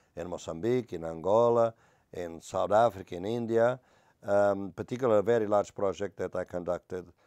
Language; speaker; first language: English; non-native, fluent; Portuguese